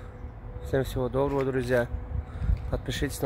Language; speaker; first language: Russian; non-native, fluent; Uzbek